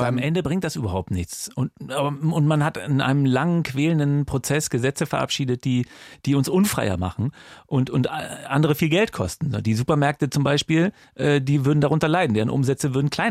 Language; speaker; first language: German; native; German